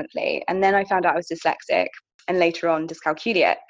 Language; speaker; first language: English; native; English